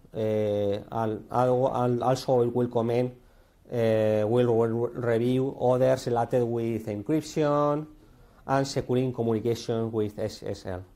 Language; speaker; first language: English; non-native, learner; Spanish